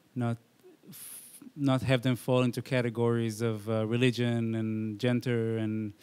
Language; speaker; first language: English; non-native, fluent; Hebrew